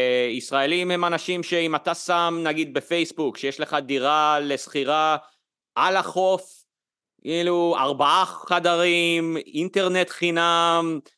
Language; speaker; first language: Hebrew; non-native, fluent; English